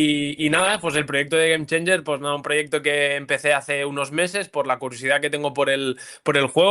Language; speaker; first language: Spanish; native; Spanish